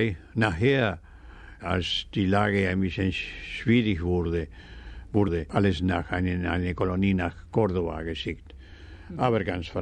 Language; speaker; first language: German; early bilingual, heritage; German